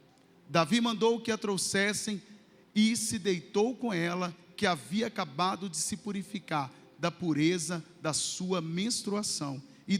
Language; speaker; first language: Portuguese; native; Portuguese